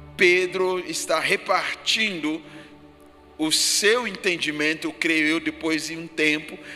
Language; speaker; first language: Portuguese; non-native, fluent; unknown